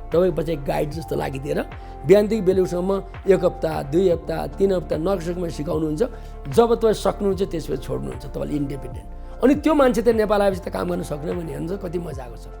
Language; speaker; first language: Nepali; native; Nepali